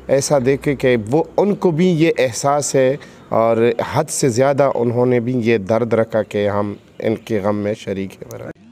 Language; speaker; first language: Urdu; non-native, local second language; Pashto